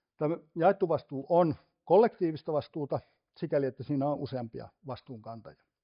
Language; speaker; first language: Finnish; native; Finnish